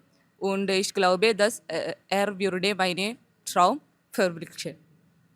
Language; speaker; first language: German; non-native, learner; Malayalam